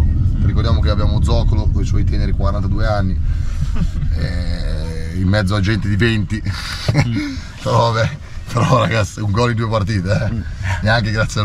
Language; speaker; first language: Italian; native; Italian